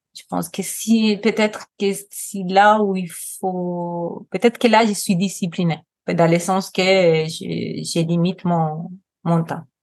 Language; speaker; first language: French; non-native, fluent; Spanish